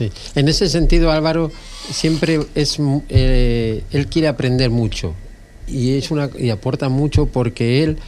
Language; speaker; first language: Spanish; native; Spanish